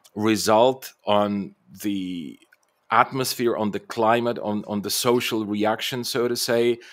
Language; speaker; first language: English; non-native, fluent; Bulgarian